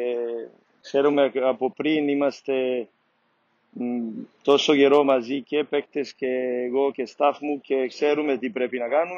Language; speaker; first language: Greek; non-native, fluent; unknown